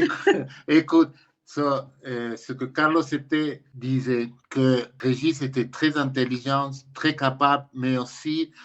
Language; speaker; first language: French; non-native, fluent; Spanish